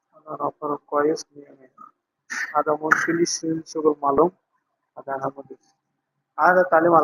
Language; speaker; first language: Arabic; non-native, learner; Bangla